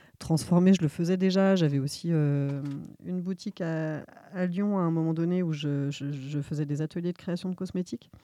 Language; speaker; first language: French; native; French